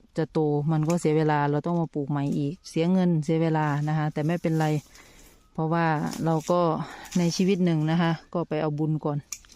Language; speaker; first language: Thai; non-native, local second language; Lao